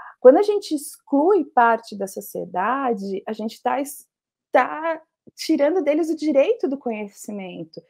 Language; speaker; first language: Portuguese; native; Portuguese